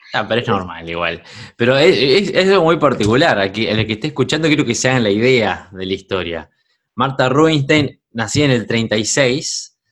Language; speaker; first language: Spanish; native; Spanish